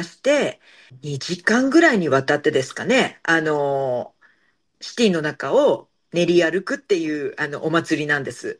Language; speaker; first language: Japanese; native; Japanese